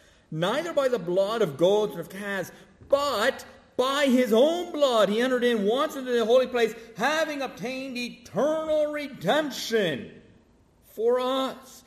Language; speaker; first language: English; native; English